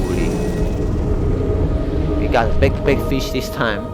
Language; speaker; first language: English; non-native, learner; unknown